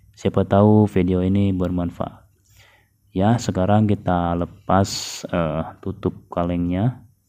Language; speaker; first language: Indonesian; native; Indonesian